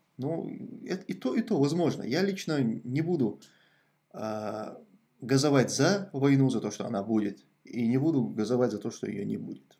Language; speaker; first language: Russian; non-native, local second language; Chechen